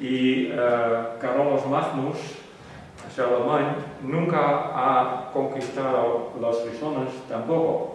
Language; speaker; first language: Spanish; non-native, learner; Western Frisian